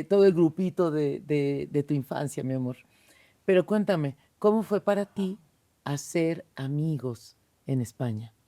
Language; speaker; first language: Spanish; native; Spanish